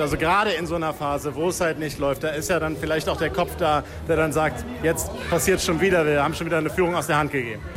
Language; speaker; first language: German; native; German